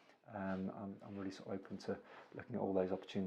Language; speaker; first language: English; native; English